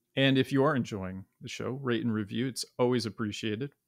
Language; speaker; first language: English; native; English